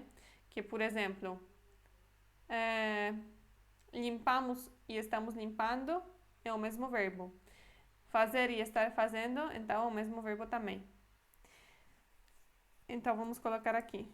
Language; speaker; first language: Portuguese; non-native, fluent; Polish